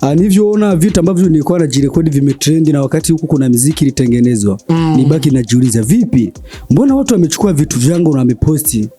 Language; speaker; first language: Swahili; non-native, local second language; Rundi